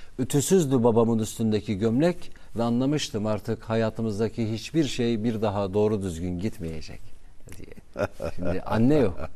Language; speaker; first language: Turkish; non-native, local second language; Kurdish